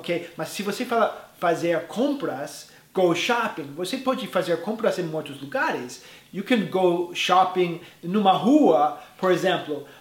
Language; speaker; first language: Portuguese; non-native, fluent; English